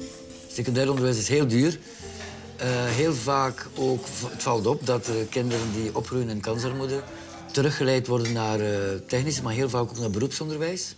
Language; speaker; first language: Dutch; native; Dutch